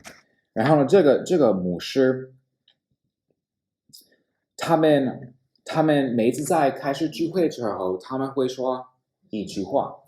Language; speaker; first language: Chinese; non-native, fluent; English